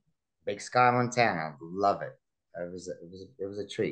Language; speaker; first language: English; early bilingual, other home language; Russian